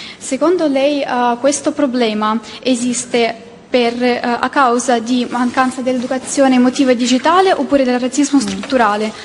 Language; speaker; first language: Italian; non-native, fluent; Ukrainian